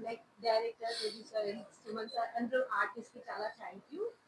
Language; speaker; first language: Telugu; non-native, learner; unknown